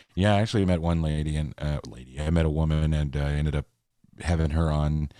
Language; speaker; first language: English; native; English